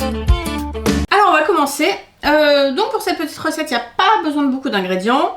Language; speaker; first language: French; native; French